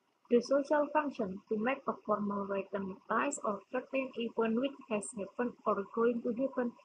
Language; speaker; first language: English; non-native, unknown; Indonesian